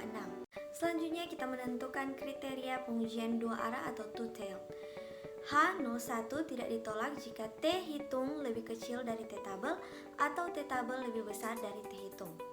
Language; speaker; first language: Indonesian; native; Indonesian